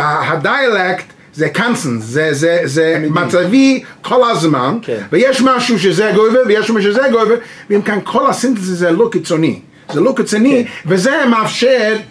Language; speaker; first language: Hebrew; non-native, learner; English